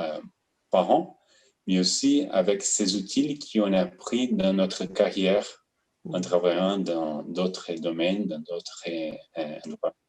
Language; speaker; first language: French; non-native, fluent; Portuguese